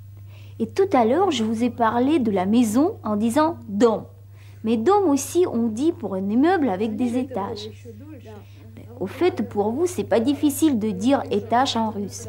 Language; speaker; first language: French; non-native, fluent; Russian